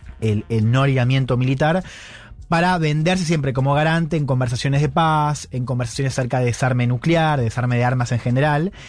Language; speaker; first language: Spanish; native; Spanish